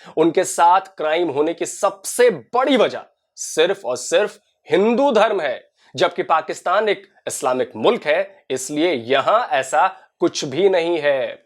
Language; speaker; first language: Hindi; native; Hindi